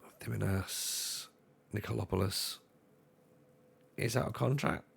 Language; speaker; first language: English; native; English